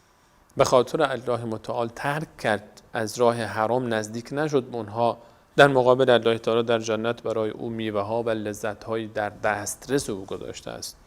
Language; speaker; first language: Persian; native; Persian